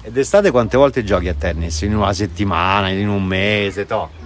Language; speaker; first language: Italian; native; Italian